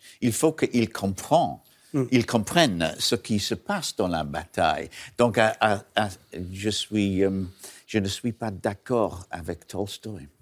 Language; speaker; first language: French; non-native, learner; English